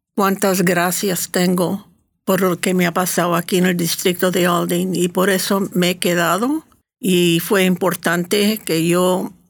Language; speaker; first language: Spanish; early bilingual, heritage; Spanish